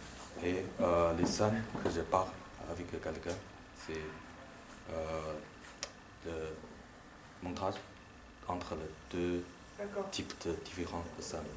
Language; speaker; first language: French; non-native, learner; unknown